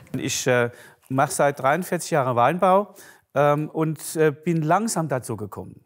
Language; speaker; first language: German; native; German